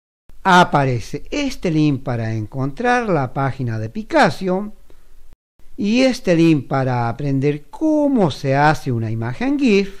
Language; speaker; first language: Spanish; native; Spanish